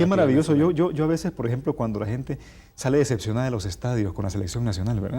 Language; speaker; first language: Spanish; native; Spanish